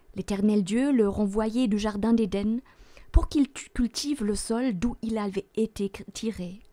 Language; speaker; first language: French; non-native, fluent; German